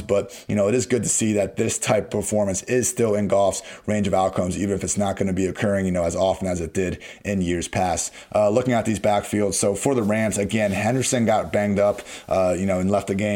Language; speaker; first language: English; native; English